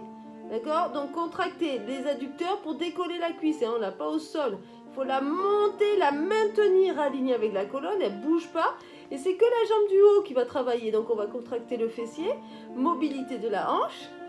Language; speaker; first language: French; native; French